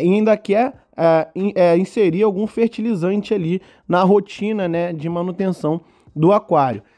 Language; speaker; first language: Portuguese; native; Portuguese